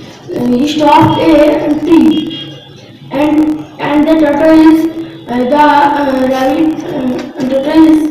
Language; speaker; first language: English; non-native, learner; Bangla